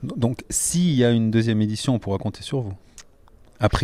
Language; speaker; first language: French; native; French